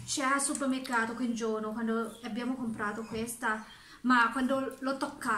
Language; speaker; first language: Italian; non-native, learner; Thai